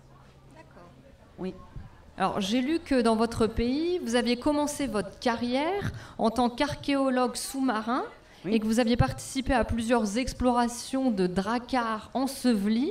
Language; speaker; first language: French; native; French